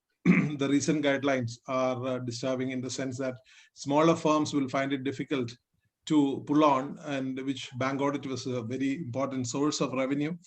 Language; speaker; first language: English; non-native, local second language; Malayalam